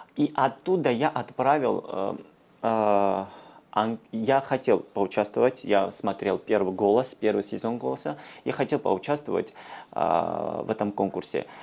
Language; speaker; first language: Russian; non-native, local second language; Georgian